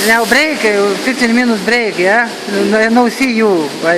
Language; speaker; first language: English; non-native, learner; Lithuanian